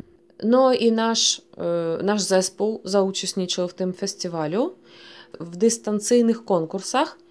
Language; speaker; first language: Polish; early bilingual, heritage; Polish